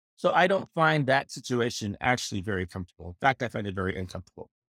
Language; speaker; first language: English; native; English